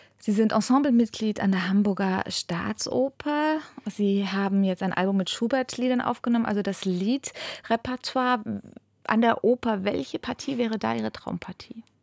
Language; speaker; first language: German; native; German